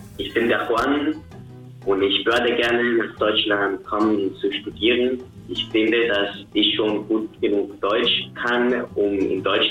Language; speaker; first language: German; non-native, fluent; Spanish